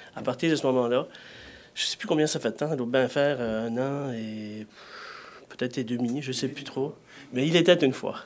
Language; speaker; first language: French; native; French